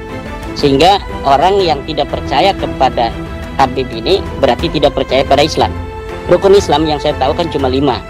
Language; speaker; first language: Indonesian; native; Indonesian